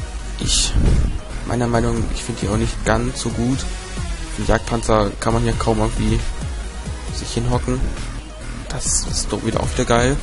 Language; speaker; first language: German; native; German